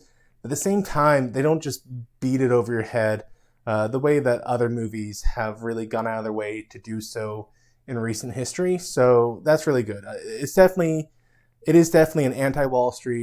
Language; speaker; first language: English; native; English